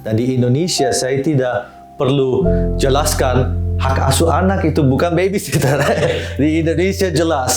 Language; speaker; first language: Indonesian; early bilingual, heritage; Dutch